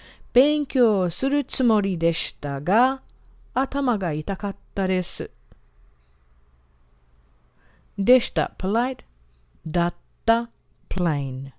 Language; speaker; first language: Japanese; non-native, fluent; English